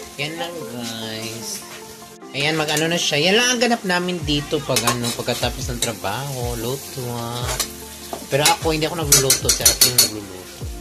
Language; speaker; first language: Filipino; non-native, local second language; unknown